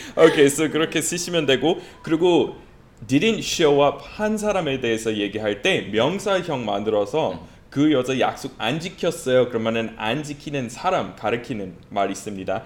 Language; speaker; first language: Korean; native; Korean